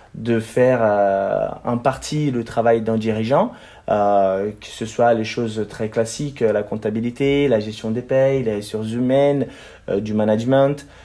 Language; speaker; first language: French; non-native, fluent; Portuguese